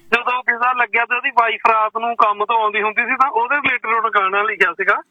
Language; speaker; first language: Punjabi; native; Punjabi